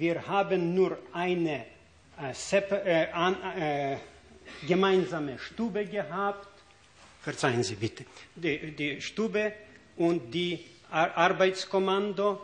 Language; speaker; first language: German; non-native, fluent; Ukrainian